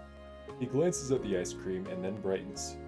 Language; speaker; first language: English; native; English